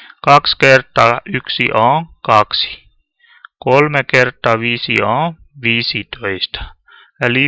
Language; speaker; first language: Finnish; non-native, learner; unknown